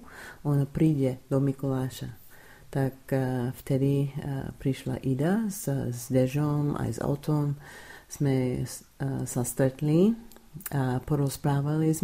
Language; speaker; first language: Slovak; non-native, fluent; English